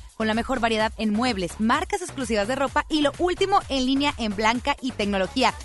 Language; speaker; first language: Spanish; native; Spanish